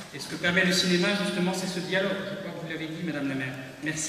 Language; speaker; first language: French; native; French